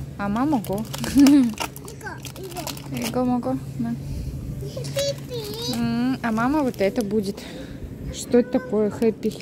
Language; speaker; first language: Russian; native; Russian